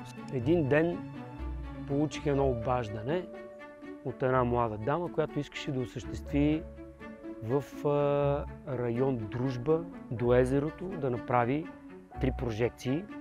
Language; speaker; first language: Bulgarian; native; Bulgarian